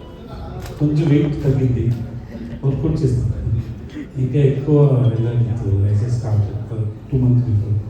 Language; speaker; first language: Telugu; non-native, learner; Tamil